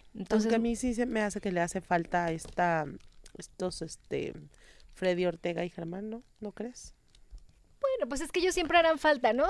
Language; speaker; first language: Spanish; native; Spanish